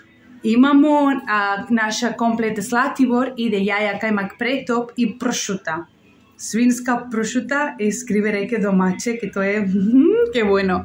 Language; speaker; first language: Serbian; non-native, learner; Spanish